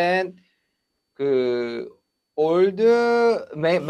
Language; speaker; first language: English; non-native, learner; Korean